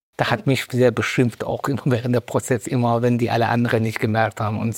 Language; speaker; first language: German; non-native, fluent; Persian